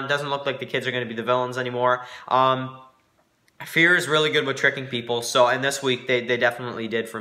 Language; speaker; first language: English; native; English